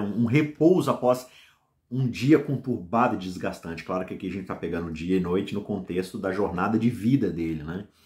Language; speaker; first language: Portuguese; native; Portuguese